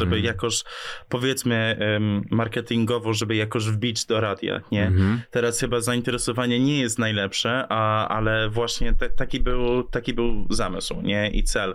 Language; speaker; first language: Polish; early bilingual, heritage; English